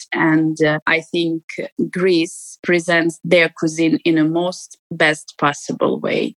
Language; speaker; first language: English; non-native, fluent; Ukrainian